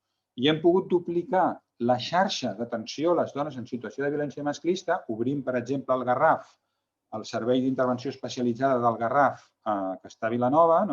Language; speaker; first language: Catalan; native; Catalan